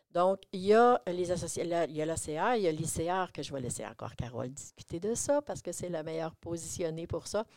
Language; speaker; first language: French; native; French